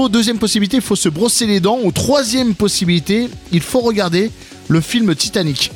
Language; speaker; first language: French; native; French